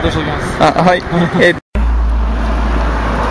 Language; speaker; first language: Japanese; native; Japanese